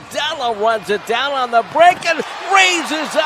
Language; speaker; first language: English; native; English